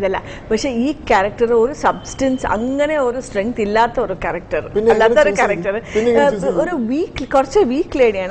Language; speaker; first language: Malayalam; non-native, learner; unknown